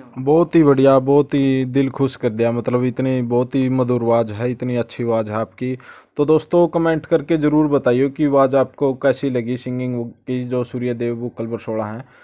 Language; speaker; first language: Hindi; native; Hindi